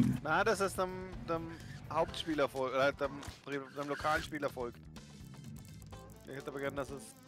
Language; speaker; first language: German; native; German